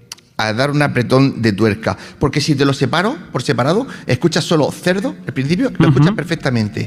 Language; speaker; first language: Spanish; native; Spanish